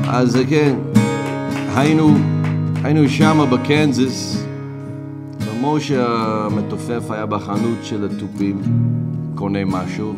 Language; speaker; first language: Hebrew; non-native, fluent; English